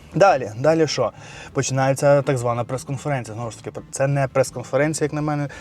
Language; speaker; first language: Ukrainian; non-native, local second language; Russian